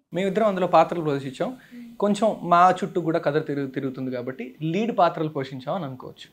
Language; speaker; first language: Telugu; native; Telugu